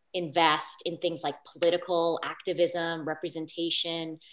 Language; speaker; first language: English; native; English